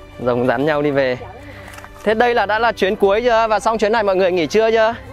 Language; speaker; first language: Vietnamese; native; Vietnamese